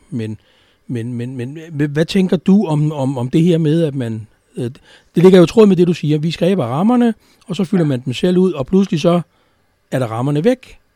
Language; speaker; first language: Danish; native; Danish